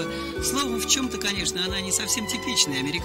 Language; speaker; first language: Russian; native; Russian